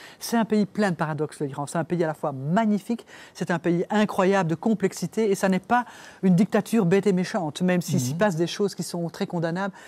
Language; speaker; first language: French; native; French